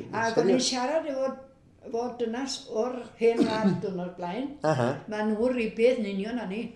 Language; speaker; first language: Welsh; early bilingual, heritage; Welsh